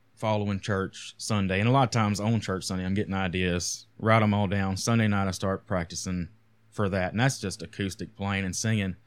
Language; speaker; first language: English; native; English